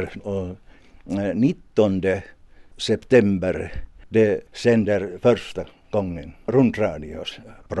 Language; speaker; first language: Swedish; non-native, local second language; Finnish